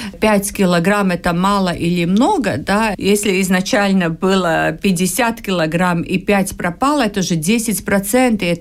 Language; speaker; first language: Russian; non-native, local second language; Latvian